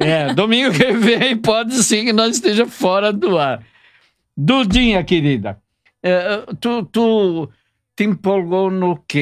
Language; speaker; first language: Portuguese; native; Portuguese